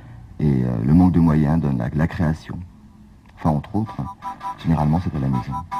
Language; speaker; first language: French; native; French